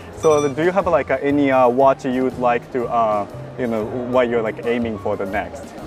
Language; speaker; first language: English; non-native, fluent; Japanese